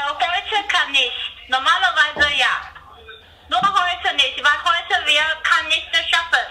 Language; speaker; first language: German; non-native, learner; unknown